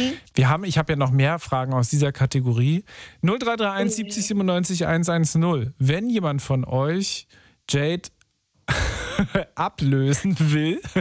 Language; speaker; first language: German; native; German